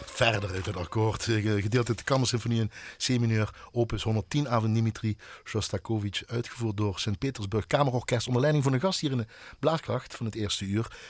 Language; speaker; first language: Dutch; native; Dutch